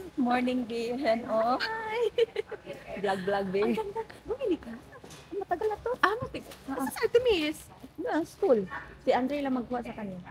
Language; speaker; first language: Filipino; non-native, local second language; Cebuano